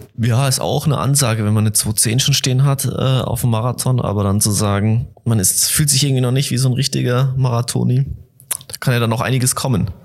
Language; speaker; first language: German; native; German